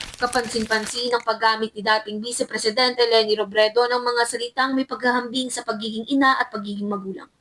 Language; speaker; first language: Filipino; native; Filipino